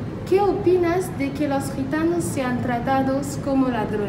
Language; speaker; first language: Spanish; non-native, learner; French